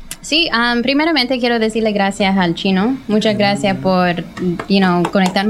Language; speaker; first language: Spanish; early bilingual, heritage; Spanish